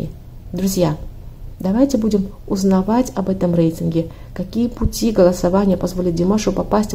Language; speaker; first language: Russian; native; Russian